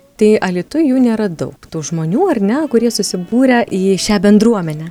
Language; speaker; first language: Lithuanian; native; Lithuanian